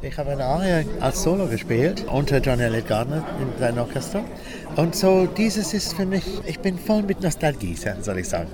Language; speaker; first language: German; non-native, learner; English